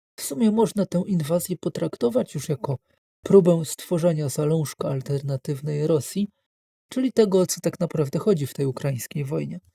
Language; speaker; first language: Polish; native; Polish